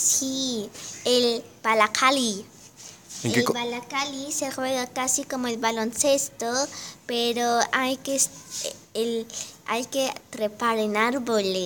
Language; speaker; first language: Spanish; non-native, learner; German